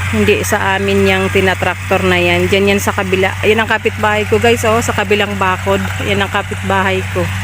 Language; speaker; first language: Filipino; non-native, local second language; Bikol